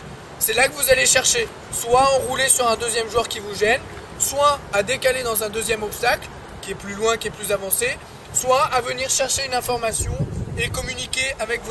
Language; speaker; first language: French; native; French